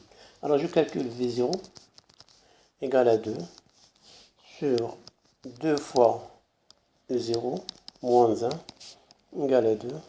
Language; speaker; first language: French; non-native, local second language; Arabic